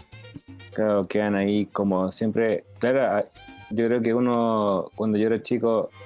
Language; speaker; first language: Spanish; native; Spanish